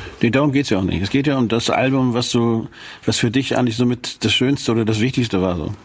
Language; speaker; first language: German; native; German